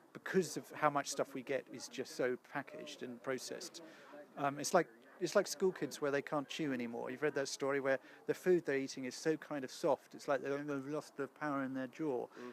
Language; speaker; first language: English; native; English